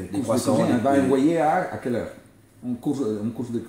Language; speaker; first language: French; non-native, learner; Italian